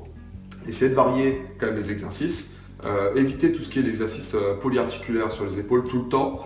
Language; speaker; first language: French; native; French